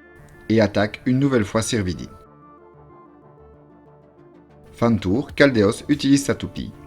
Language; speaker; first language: French; native; French